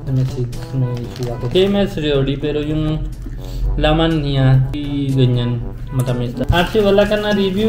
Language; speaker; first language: Filipino; non-native, learner; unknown